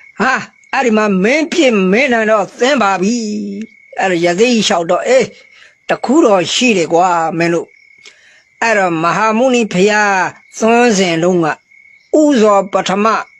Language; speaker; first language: Burmese; native; Burmese